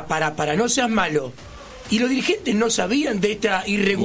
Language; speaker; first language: Spanish; native; Spanish